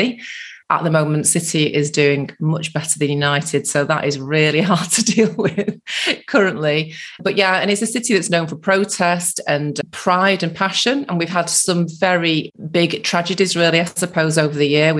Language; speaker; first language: English; native; English